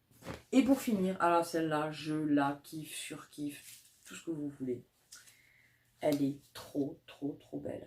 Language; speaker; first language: French; native; French